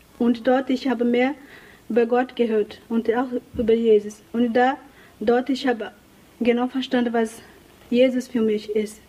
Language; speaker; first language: German; non-native, learner; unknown